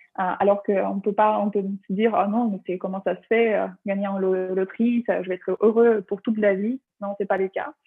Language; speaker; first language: French; non-native, fluent; Ukrainian